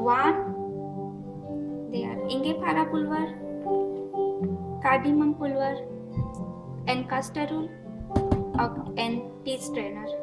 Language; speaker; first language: Swedish; non-native, learner; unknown